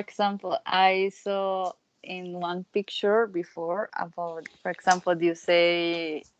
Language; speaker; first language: English; non-native, learner; Spanish